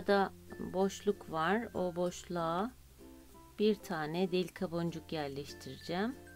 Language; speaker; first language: Turkish; native; Turkish